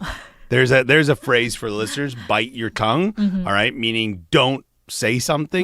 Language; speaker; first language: English; native; English